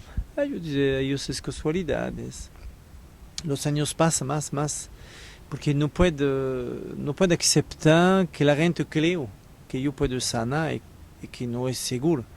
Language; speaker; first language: Spanish; non-native, learner; French